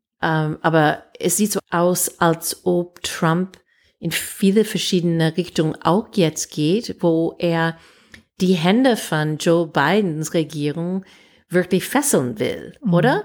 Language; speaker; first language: German; non-native, fluent; English